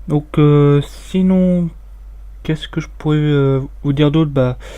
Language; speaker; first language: French; native; French